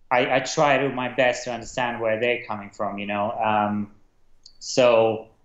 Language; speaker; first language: English; non-native, fluent; Russian